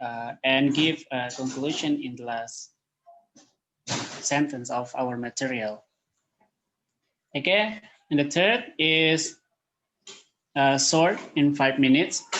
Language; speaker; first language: English; non-native, learner; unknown